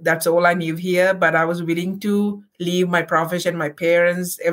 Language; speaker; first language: English; non-native, local second language; Sinhala